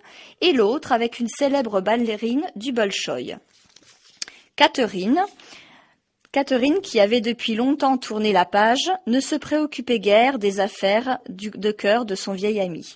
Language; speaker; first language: French; native; French